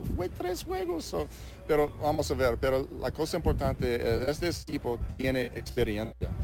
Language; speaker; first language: Spanish; non-native, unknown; English